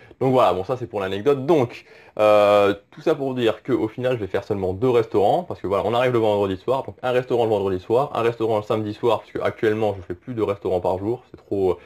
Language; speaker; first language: French; native; French